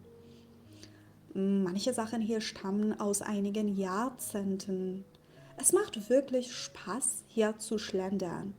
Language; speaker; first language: German; non-native, fluent; Persian